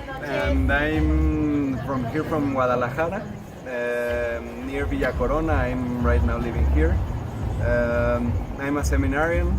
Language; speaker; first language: English; non-native, fluent; Spanish